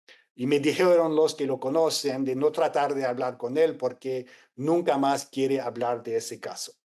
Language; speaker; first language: Spanish; non-native, fluent; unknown